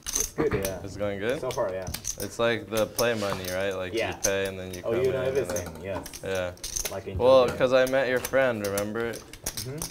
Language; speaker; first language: English; native; English